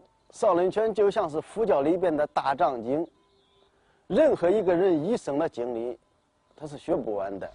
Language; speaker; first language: Chinese; native; Chinese